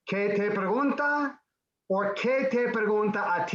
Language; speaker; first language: Spanish; non-native, fluent; English